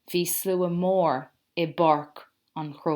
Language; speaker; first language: Irish; non-native, local second language; English